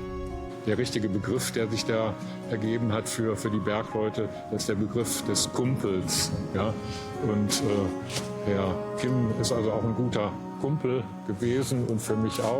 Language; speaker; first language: German; native; German